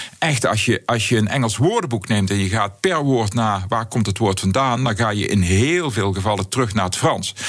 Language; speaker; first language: Dutch; native; Dutch